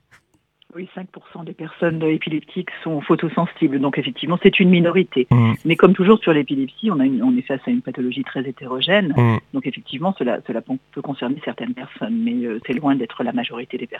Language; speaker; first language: French; native; French